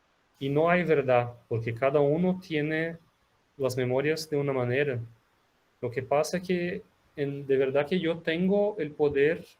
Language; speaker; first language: Spanish; non-native, fluent; Portuguese